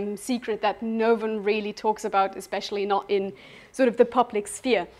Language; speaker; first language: English; non-native, fluent; German